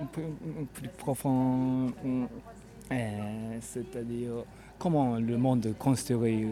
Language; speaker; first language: French; non-native, learner; Japanese